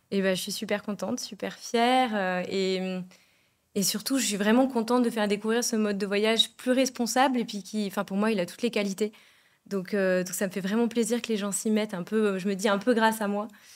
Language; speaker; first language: French; native; French